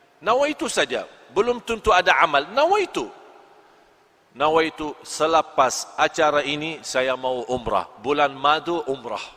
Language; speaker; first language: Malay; non-native, fluent; Arabic